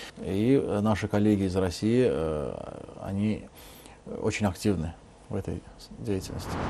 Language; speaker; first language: Russian; non-native, local second language; Azerbaijani